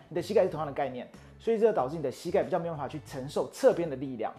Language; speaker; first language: Chinese; native; Chinese